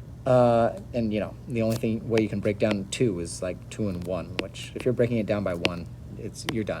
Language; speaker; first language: English; native; English